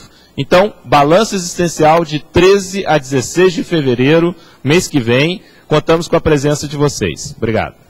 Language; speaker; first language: Portuguese; native; Portuguese